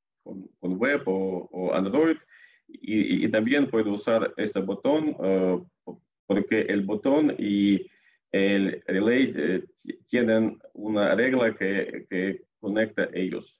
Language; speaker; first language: Spanish; non-native, fluent; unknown